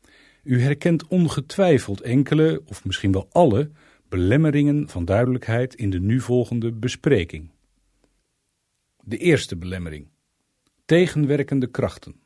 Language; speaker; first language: Dutch; native; Dutch